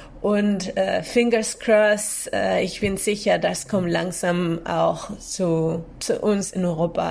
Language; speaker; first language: German; non-native, fluent; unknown